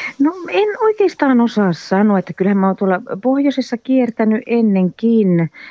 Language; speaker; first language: Finnish; early bilingual, heritage; Finnish